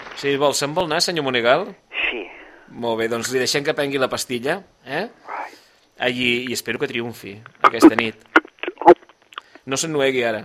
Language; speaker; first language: Catalan; native; Catalan